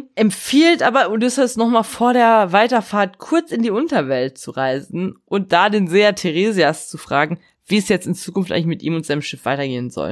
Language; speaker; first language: German; native; German